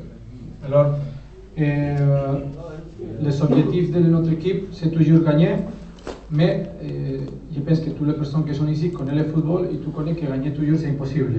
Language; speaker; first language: French; non-native, learner; Spanish